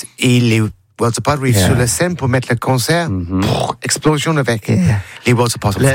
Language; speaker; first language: French; non-native, learner; English